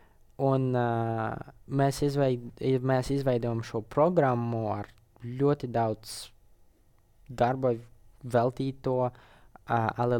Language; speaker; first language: Latvian; non-native, local second language; Russian